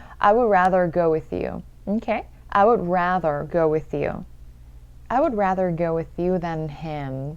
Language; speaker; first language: English; early bilingual, other home language; Korean